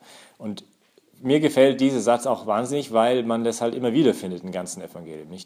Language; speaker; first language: German; native; German